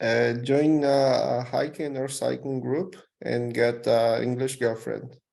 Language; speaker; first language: English; non-native, learner; Portuguese